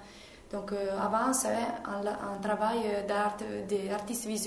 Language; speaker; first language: French; non-native, fluent; Italian